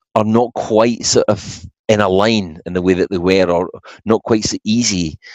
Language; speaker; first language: English; native; English